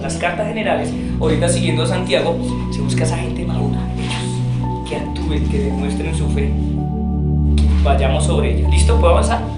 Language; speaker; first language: Spanish; native; Spanish